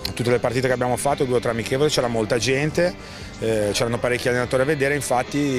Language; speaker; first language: Italian; native; Italian